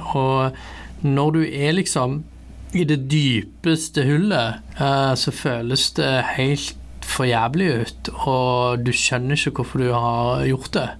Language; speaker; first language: Norwegian; early bilingual, other home language; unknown